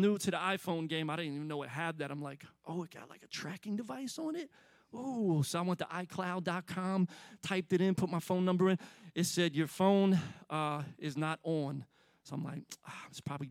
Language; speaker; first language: English; native; English